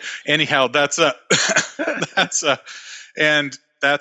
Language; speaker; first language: English; native; English